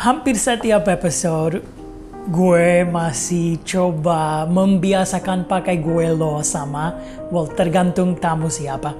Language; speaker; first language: Indonesian; non-native, fluent; English